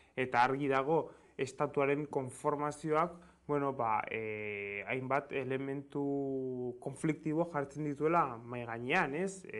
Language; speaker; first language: Basque; non-native, local second language; Spanish